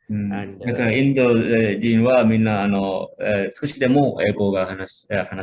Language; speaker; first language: Japanese; non-native, fluent; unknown